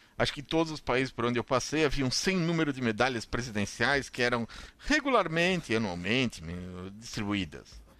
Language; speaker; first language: Portuguese; native; Portuguese